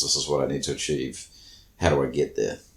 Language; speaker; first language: English; native; English